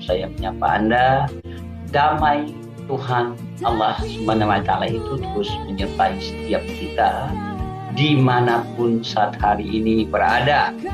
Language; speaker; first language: Indonesian; non-native, local second language; Achinese